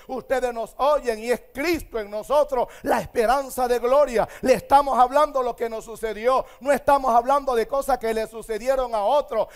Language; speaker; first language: Spanish; native; Spanish